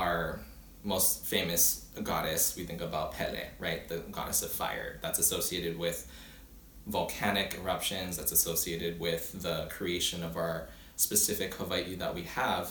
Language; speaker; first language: English; early bilingual, other home language; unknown